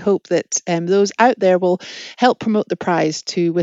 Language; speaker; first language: English; native; English